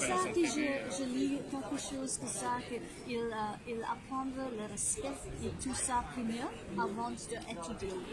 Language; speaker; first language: French; non-native, learner; English